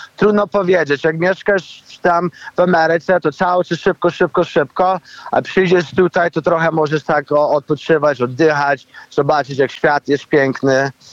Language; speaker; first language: Polish; early bilingual, heritage; Polish